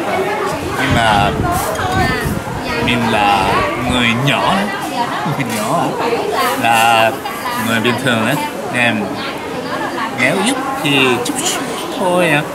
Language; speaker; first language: Vietnamese; non-native, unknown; Japanese